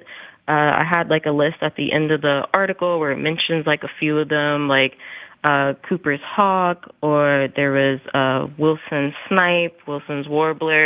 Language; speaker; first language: English; native; English